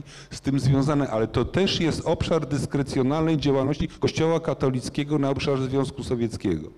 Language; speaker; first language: Polish; native; Polish